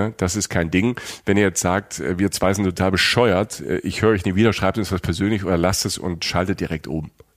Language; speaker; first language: German; native; German